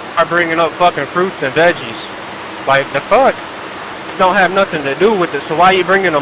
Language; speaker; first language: English; native; English